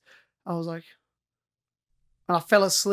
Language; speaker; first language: English; native; English